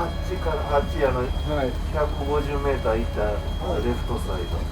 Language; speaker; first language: Japanese; native; Japanese